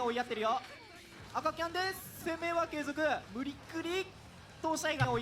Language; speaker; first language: Japanese; native; Japanese